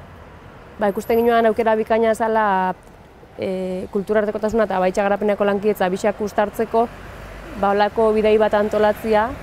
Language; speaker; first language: Basque; native; Basque